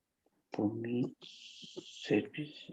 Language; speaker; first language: English; non-native, learner; Spanish